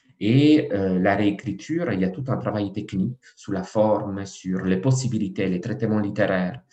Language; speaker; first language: French; non-native, fluent; Italian